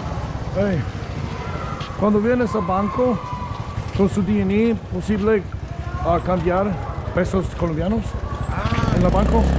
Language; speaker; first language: Spanish; non-native, learner; English